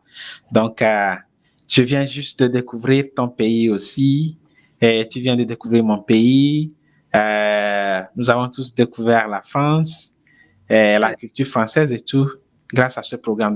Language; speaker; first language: French; non-native, fluent; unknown